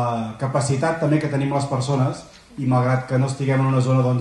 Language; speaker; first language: Catalan; native; Catalan